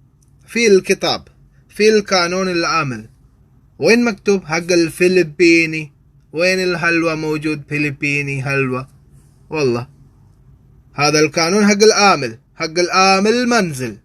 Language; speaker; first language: Arabic; non-native, learner; Tamil